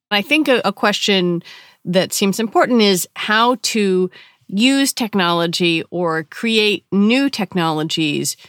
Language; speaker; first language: English; native; English